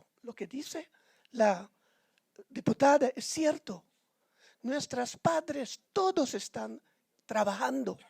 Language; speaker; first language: Spanish; non-native, fluent; Papiamento